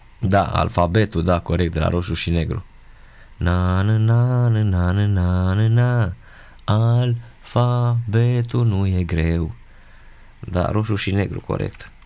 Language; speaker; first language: Romanian; native; Romanian